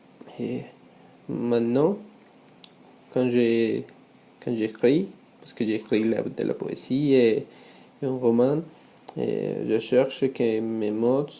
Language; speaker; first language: French; non-native, learner; Spanish